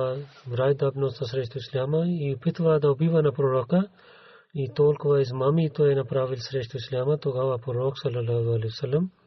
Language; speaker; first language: Bulgarian; non-native, learner; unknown